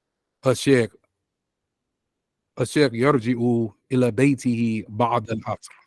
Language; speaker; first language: Arabic; non-native, learner; English